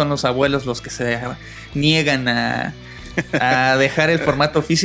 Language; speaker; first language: Spanish; native; Spanish